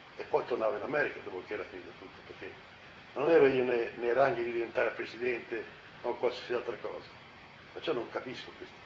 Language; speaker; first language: Italian; native; Italian